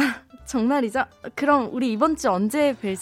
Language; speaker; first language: Korean; native; Korean